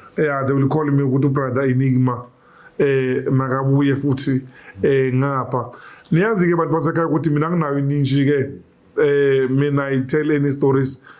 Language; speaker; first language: Zulu; native; Zulu